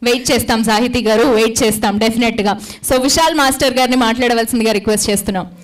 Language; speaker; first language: Telugu; native; Telugu